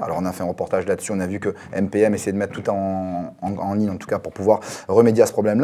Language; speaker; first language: French; native; French